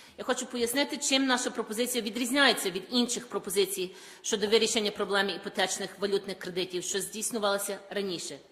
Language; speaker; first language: Ukrainian; early bilingual, heritage; Ukrainian